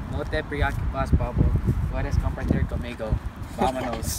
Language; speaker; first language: Spanish; non-native, learner; English